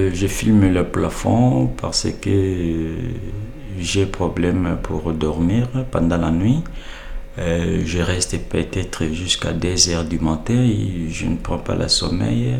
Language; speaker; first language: French; non-native, local second language; Lingala